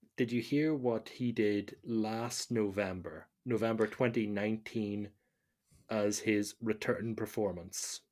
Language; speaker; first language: English; native; English